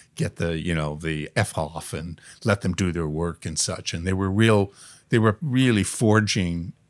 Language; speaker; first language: English; native; English